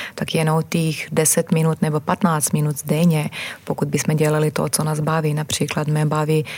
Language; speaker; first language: Czech; non-native, fluent; Croatian